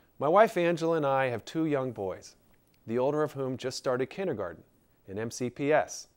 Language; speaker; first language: English; native; English